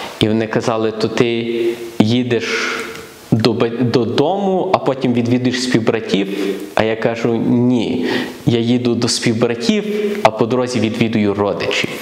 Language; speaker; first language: Ukrainian; early bilingual, heritage; Ukrainian